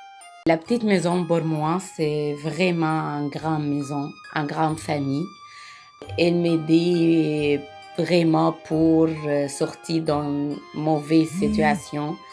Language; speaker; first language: French; non-native, learner; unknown